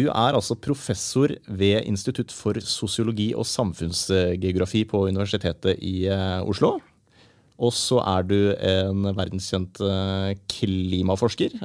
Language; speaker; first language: Norwegian; native; Norwegian